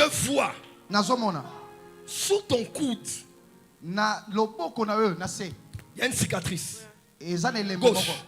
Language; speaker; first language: French; non-native, local second language; Lingala